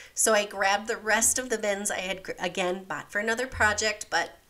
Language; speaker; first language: English; native; English